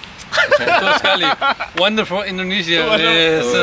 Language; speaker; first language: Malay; early bilingual, other home language; German